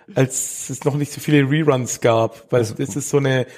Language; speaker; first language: German; native; German